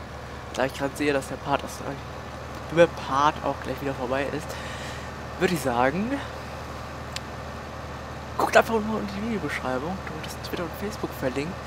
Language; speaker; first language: German; native; German